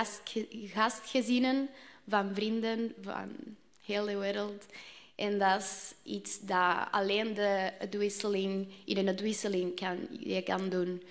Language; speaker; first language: Dutch; non-native, learner; Spanish